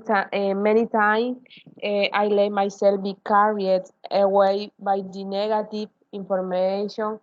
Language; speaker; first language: English; non-native, learner; Spanish